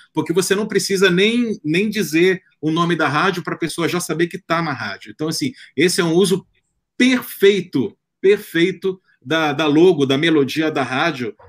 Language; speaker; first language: Portuguese; native; Portuguese